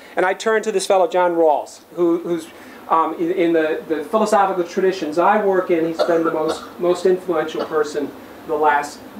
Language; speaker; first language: English; native; English